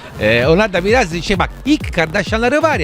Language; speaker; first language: Turkish; non-native, learner; Italian